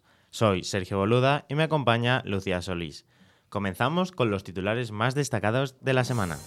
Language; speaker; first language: Spanish; native; Spanish